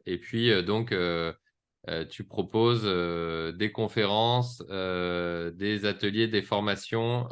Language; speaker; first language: French; native; French